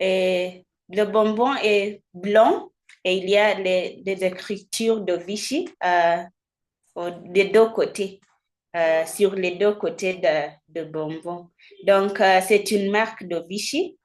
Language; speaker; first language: French; non-native, fluent; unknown